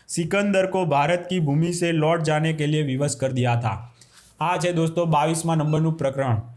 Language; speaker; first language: Hindi; non-native, local second language; Gujarati